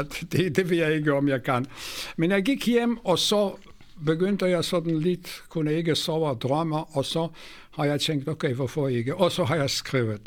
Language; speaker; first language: Swedish; non-native, fluent; Polish